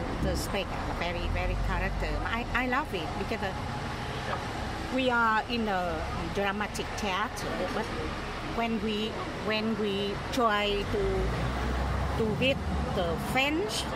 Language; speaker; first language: English; non-native, learner; Vietnamese